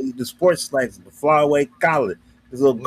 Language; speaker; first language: English; native; English